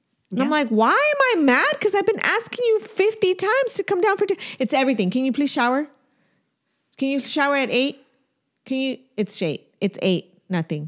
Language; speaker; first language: English; early bilingual, other home language; Spanish